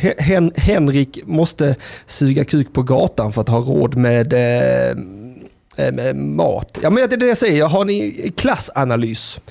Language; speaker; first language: Swedish; native; Swedish